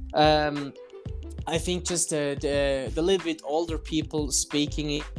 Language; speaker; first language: English; non-native, fluent; German